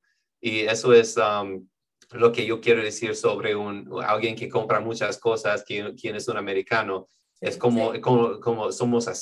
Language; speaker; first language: Spanish; non-native, fluent; English